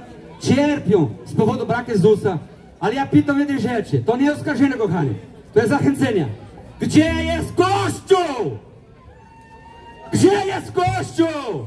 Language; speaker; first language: Polish; non-native, learner; Portuguese